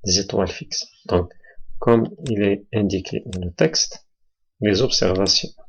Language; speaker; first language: French; non-native, local second language; Arabic